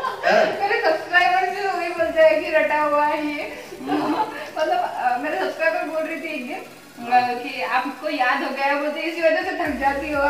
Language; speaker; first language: Hindi; non-native, local second language; Marathi